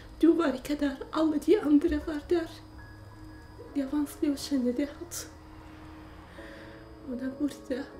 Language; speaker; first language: Norwegian; non-native, learner; Kurdish